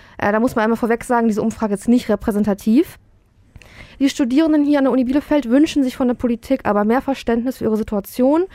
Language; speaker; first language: German; native; German